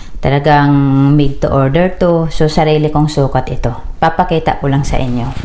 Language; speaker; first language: Filipino; native; Filipino